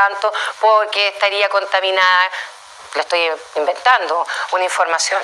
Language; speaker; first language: Spanish; native; Spanish